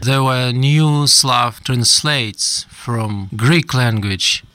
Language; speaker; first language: English; non-native, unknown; Russian